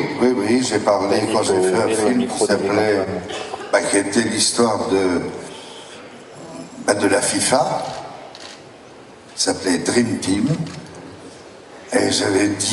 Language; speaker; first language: French; native; French